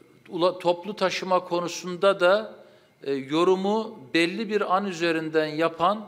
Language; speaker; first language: Turkish; native; Turkish